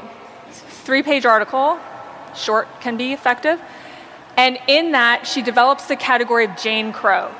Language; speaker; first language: English; native; English